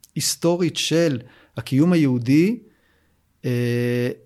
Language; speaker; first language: Hebrew; native; Hebrew